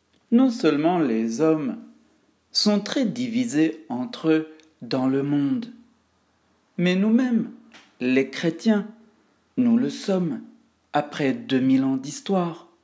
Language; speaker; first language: French; native; French